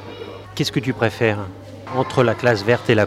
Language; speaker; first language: French; native; French